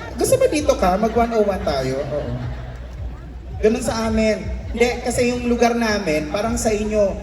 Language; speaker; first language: Filipino; non-native, local second language; Waray